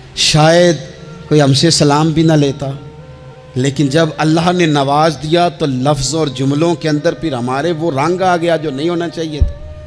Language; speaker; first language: Urdu; non-native, local second language; Punjabi